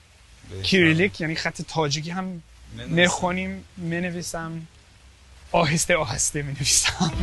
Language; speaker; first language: Persian; non-native, fluent; English